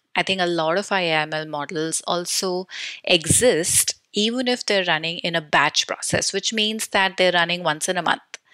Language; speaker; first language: English; non-native, local second language; Hindi